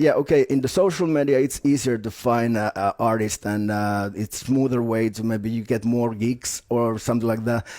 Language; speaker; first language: English; non-native, fluent; Finnish